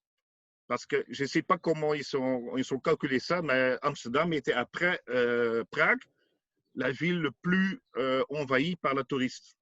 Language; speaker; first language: French; non-native, learner; Dutch